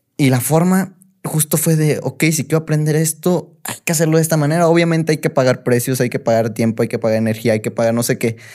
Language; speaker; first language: Spanish; native; Spanish